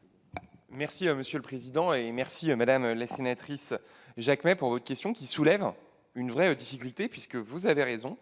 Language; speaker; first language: French; native; French